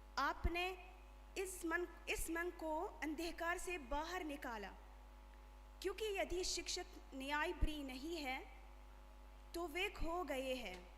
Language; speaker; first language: Hindi; non-native, learner; Arabic